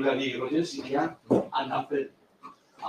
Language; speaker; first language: French; non-native, fluent; Spanish